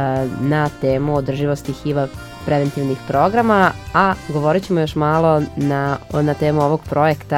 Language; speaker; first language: Serbian; native; Serbian